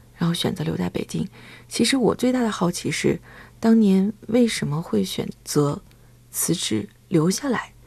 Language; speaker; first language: Chinese; native; Chinese